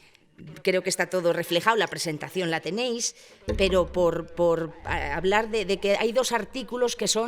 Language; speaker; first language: Spanish; native; Spanish